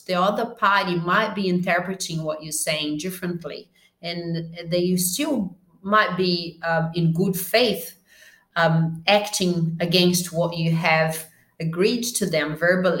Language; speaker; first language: English; non-native, fluent; Portuguese